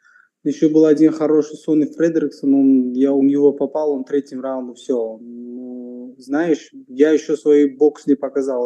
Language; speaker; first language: Russian; non-native, local second language; Uzbek